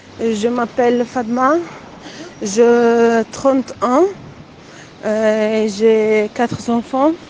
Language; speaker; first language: French; non-native, learner; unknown